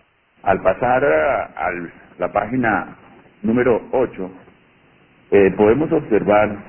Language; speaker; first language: Spanish; native; Spanish